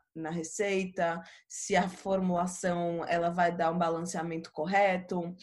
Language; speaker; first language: Portuguese; native; Portuguese